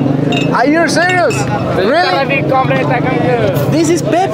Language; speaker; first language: English; non-native, learner; Spanish